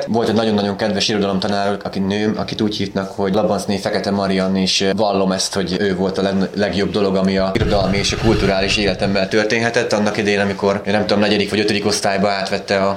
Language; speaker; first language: Hungarian; native; Hungarian